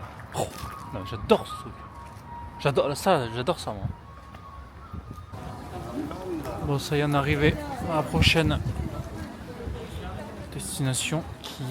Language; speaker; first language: French; native; French